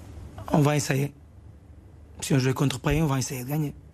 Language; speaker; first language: French; non-native, fluent; Portuguese